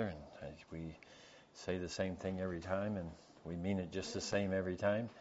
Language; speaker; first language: English; native; English